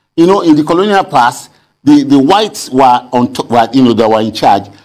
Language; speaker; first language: English; non-native, local second language; Yoruba